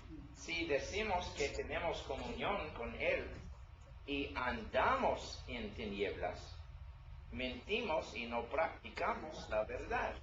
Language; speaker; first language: Spanish; non-native, learner; English